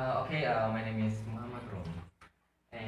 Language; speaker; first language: English; non-native, learner; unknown